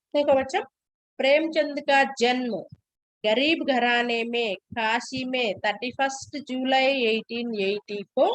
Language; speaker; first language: Hindi; non-native, local second language; Telugu